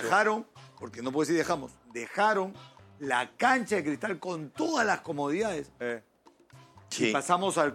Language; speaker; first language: Spanish; native; Spanish